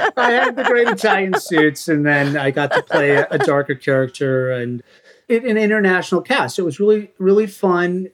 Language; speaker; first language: English; native; English